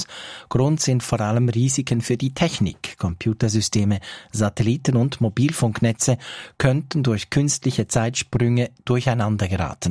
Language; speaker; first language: German; native; German